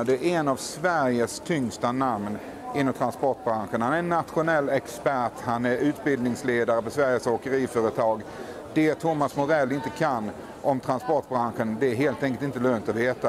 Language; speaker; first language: Swedish; native; Swedish